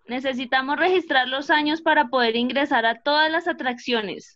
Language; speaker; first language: Spanish; native; Spanish